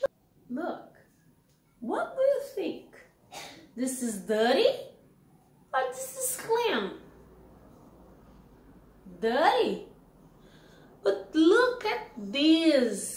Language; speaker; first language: English; non-native, learner; Portuguese